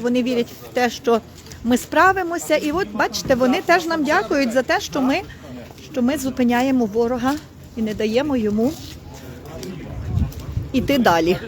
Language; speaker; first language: Ukrainian; native; Ukrainian